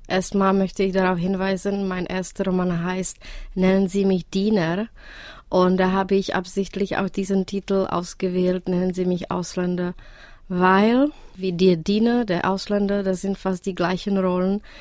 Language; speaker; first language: German; non-native, fluent; Czech